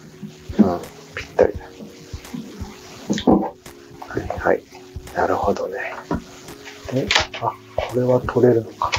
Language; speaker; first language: Japanese; native; Japanese